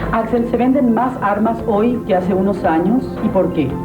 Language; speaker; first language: Spanish; native; Spanish